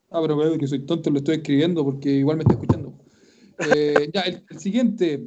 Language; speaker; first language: Spanish; native; Spanish